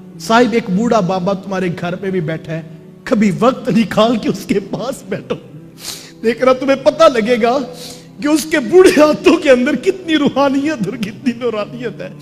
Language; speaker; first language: Urdu; non-native, local second language; Punjabi